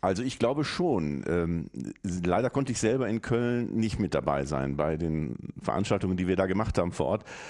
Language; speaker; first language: German; native; German